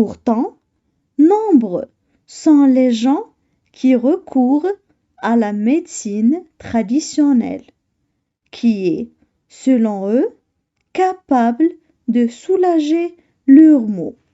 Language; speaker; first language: French; non-native, local second language; Arabic